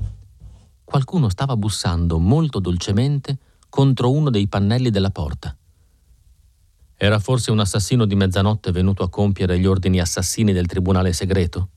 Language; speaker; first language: Italian; native; Italian